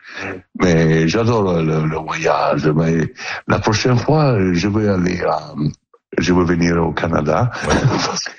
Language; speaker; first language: French; non-native, learner; Italian